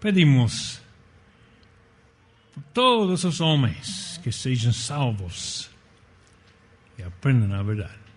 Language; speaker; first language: Portuguese; non-native, fluent; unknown